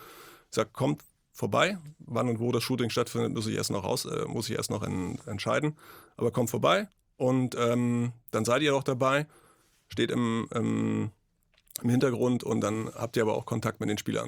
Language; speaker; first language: German; native; German